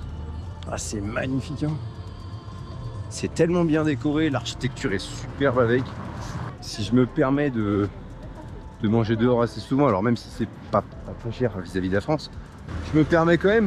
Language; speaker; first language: French; native; French